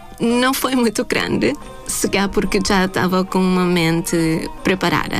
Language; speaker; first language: Portuguese; non-native, fluent; Thai